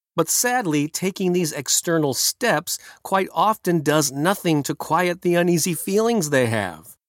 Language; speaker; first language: English; native; English